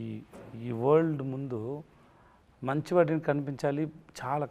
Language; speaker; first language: Telugu; non-native, learner; Tamil